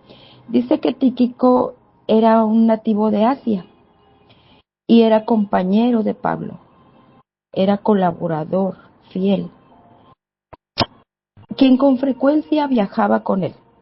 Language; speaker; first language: Spanish; native; Spanish